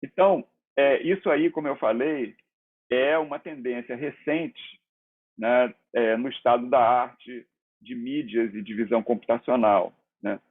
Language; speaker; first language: Portuguese; native; Portuguese